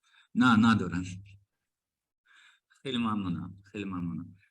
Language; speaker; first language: Persian; non-native, learner; Russian